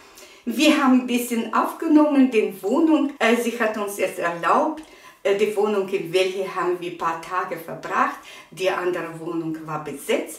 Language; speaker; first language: German; non-native, fluent; Russian